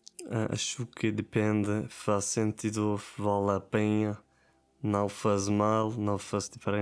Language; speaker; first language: Portuguese; non-native, learner; German